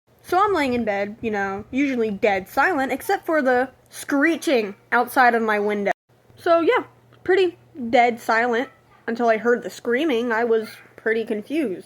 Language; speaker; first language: English; native; English